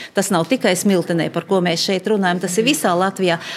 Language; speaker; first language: Latvian; native; Latvian